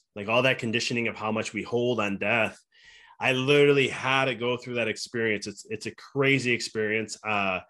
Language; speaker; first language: English; native; English